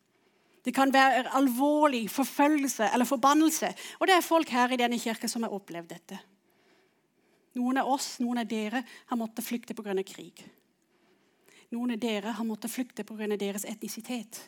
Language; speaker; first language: Norwegian; non-native, fluent; English